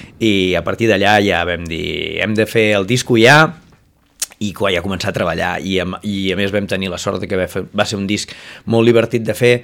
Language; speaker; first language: Catalan; native; Catalan